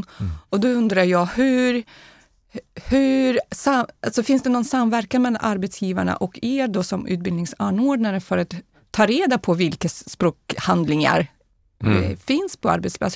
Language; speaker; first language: Swedish; non-native, fluent; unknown